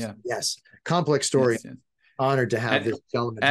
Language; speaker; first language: English; native; English